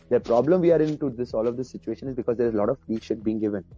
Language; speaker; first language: English; early bilingual, other home language; Arabic